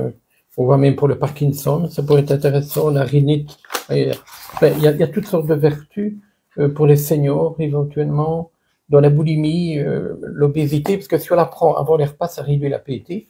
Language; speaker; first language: French; native; French